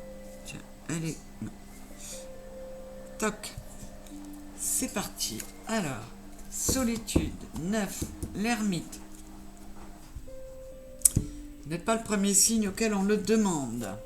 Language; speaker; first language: French; native; French